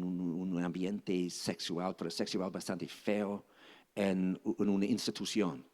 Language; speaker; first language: Spanish; non-native, fluent; English